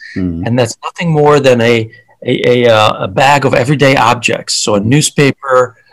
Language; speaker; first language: English; early bilingual, other home language; Hungarian